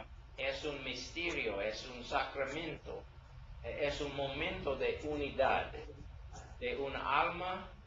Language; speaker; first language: Spanish; non-native, learner; English